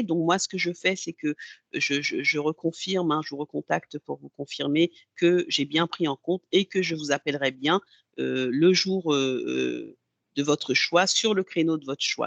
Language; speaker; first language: French; native; French